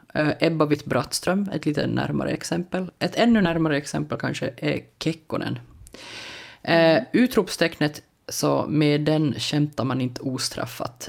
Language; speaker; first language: Swedish; native; Swedish